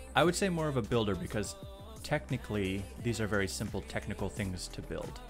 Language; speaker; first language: English; native; English